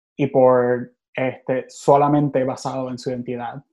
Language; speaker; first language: Spanish; early bilingual, other home language; English